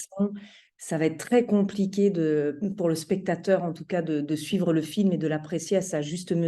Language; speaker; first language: French; native; French